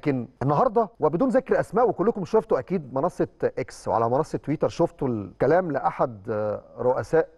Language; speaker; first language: Arabic; native; Arabic